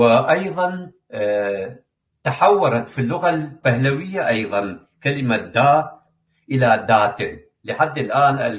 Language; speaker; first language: Arabic; non-native, local second language; Kurdish